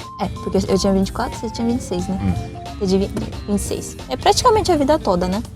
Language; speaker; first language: Portuguese; early bilingual, other home language; Japanese